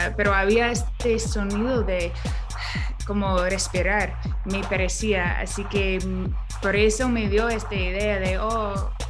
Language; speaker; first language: Spanish; non-native, learner; English